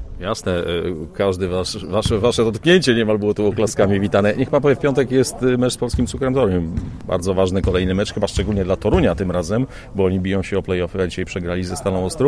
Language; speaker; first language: Polish; native; Polish